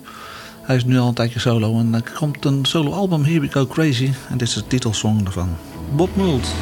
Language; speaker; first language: Dutch; native; Dutch